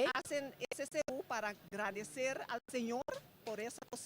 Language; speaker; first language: Spanish; non-native, fluent; Papiamento